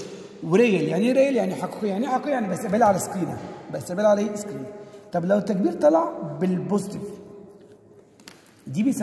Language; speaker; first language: Arabic; native; Arabic